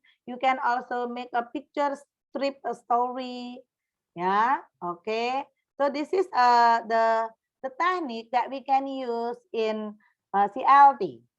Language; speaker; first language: English; non-native, fluent; Indonesian